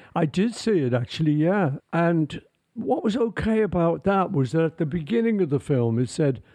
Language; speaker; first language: English; native; English